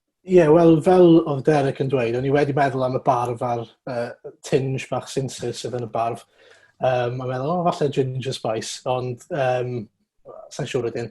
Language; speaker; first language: Welsh; native; Welsh